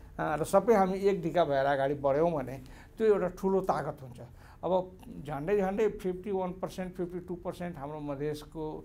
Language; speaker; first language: Nepali; non-native, local second language; Maithili